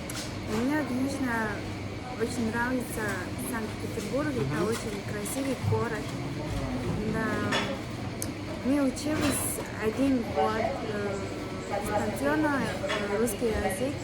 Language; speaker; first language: Russian; non-native, learner; Mongolian